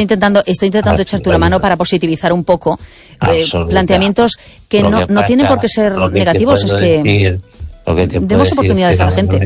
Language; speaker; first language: Spanish; native; Spanish